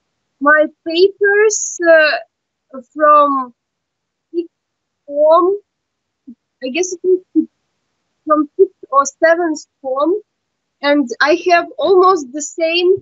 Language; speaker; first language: English; non-native, learner; Russian